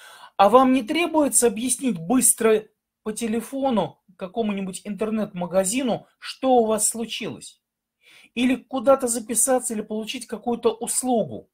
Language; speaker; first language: Russian; native; Russian